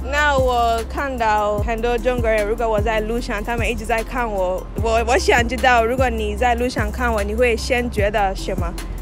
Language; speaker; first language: Chinese; non-native, learner; Yoruba